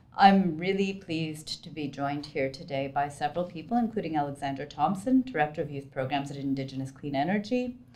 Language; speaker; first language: English; native; English